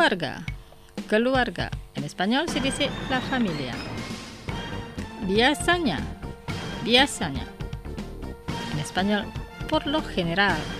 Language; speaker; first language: Spanish; non-native, fluent; Indonesian